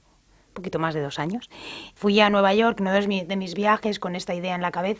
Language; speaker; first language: Spanish; native; Spanish